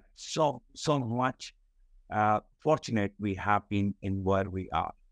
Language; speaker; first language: English; non-native, local second language; Kashmiri